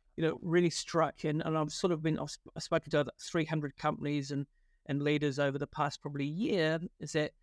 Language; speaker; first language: English; native; English